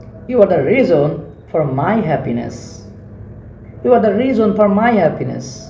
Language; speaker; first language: English; non-native, local second language; Bangla